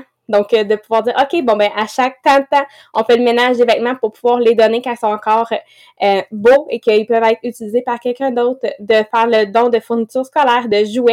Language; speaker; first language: French; native; French